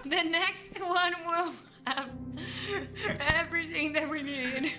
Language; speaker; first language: English; non-native, fluent; Portuguese